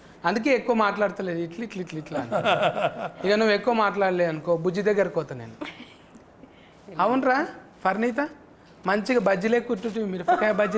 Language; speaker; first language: Telugu; native; Telugu